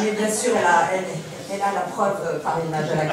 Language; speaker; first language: French; native; French